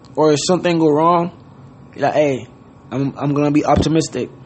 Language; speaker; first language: English; non-native, fluent; Haitian Creole